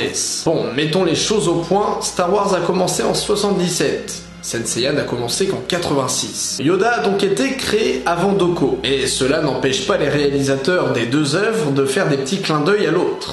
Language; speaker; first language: French; native; French